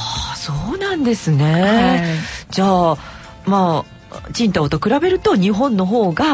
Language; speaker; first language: Japanese; native; Japanese